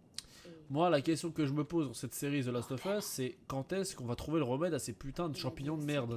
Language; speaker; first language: French; native; French